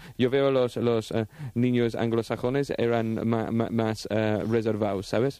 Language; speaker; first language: Spanish; non-native, fluent; English